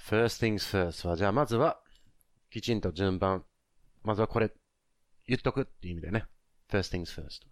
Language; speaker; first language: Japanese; non-native, fluent; English